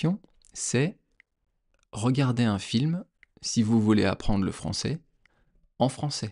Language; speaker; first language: French; native; French